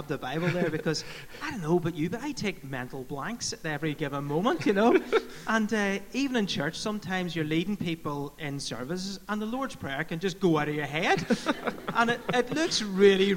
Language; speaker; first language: English; native; English